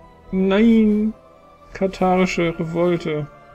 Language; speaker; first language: German; native; German